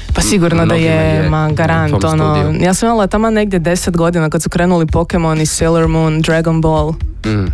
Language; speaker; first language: Croatian; native; Croatian